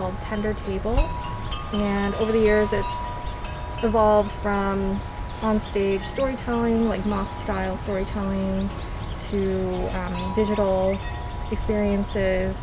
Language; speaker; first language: English; native; English